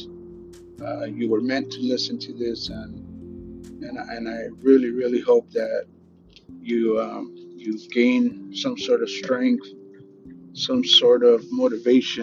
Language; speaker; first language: English; native; English